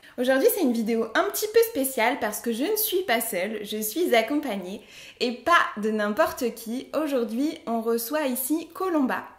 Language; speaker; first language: French; native; French